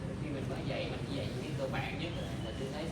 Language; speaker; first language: Vietnamese; native; Vietnamese